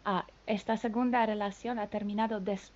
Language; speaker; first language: Spanish; non-native, fluent; French